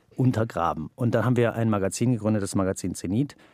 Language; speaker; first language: German; native; German